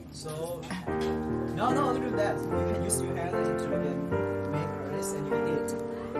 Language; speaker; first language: English; non-native, learner; Lao